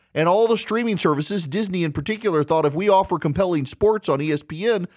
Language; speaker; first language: English; native; English